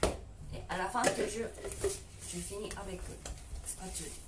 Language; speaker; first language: French; non-native, learner; Japanese